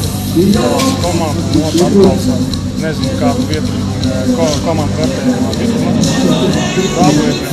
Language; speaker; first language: Latvian; native; Latvian